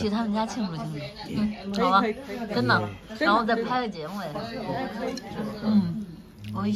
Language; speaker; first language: Chinese; native; Chinese